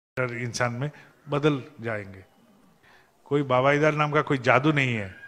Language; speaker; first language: Hindi; non-native, local second language; Bangla